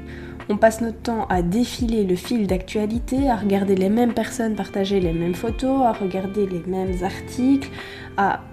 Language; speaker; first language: French; native; French